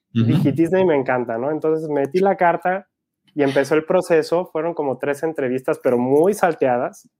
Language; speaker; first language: Spanish; native; Spanish